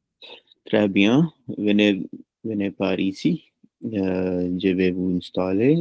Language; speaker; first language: French; non-native, learner; Punjabi